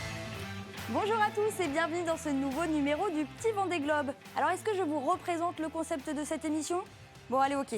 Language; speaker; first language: French; native; French